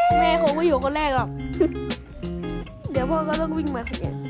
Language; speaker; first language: Thai; native; Thai